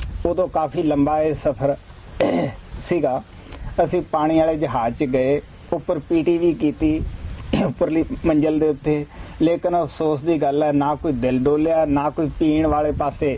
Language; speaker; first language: Punjabi; native; Punjabi